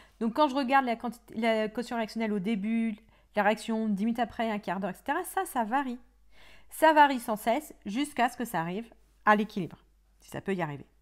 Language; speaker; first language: French; native; French